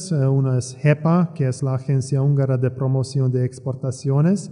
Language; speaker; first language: Spanish; non-native, fluent; Hungarian